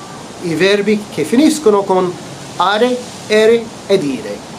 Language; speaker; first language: Italian; non-native, fluent; English